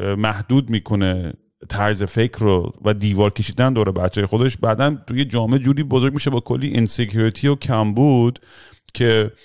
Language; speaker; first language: Persian; early bilingual, heritage; Persian